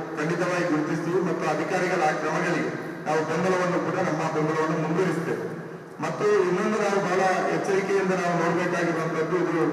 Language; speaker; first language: Kannada; non-native, local second language; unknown